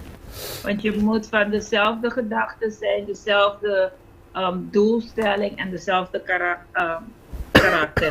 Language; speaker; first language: Dutch; non-native, fluent; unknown